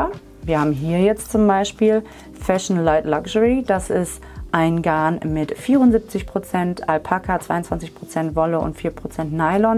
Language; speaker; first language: German; native; German